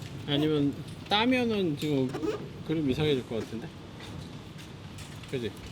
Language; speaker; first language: Korean; native; Korean